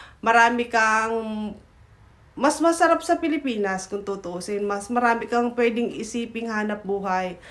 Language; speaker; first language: Filipino; native; Filipino